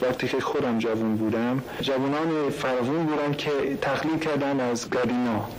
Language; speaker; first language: Persian; native; Persian